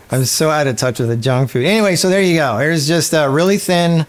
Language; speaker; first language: English; native; English